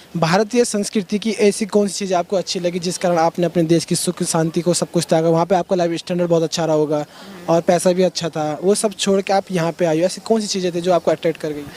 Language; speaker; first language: Hindi; native; Hindi